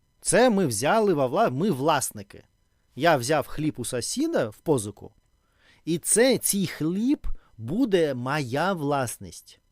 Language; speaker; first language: Ukrainian; non-native, learner; Russian